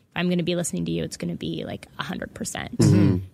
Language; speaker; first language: English; native; English